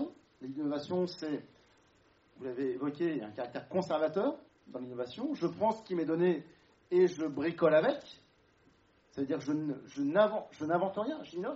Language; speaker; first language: French; native; French